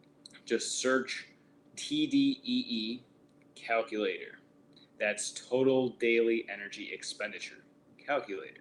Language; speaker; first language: English; native; English